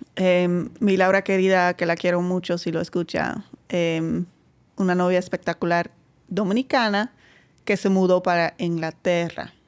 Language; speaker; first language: Spanish; non-native, fluent; Dutch